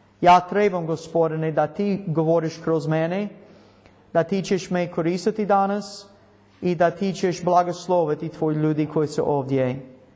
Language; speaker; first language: Croatian; non-native, learner; English